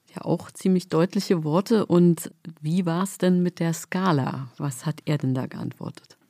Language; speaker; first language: German; native; German